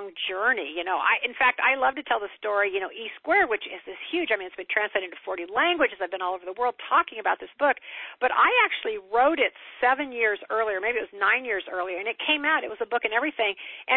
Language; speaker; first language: English; native; English